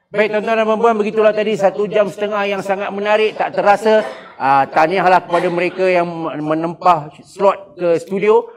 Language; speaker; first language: Malay; native; Malay